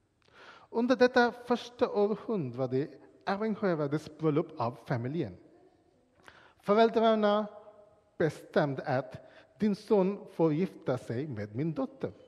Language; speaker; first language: Swedish; non-native, fluent; English